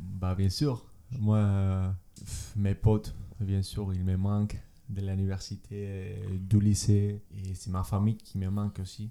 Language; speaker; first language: French; non-native, learner; Spanish